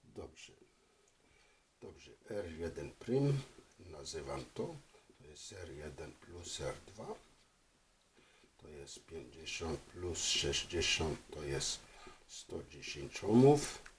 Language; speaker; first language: Polish; non-native, fluent; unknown